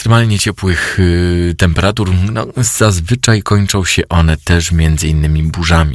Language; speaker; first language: Polish; native; Polish